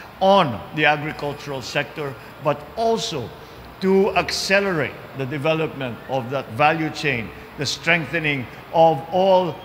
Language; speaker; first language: English; non-native, local second language; Filipino